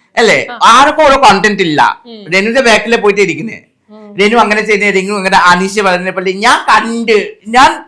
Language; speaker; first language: Malayalam; non-native, fluent; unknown